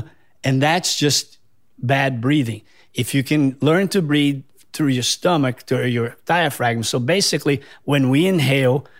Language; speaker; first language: English; non-native, fluent; Portuguese